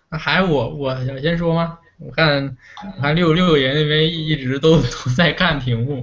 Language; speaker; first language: Chinese; native; Chinese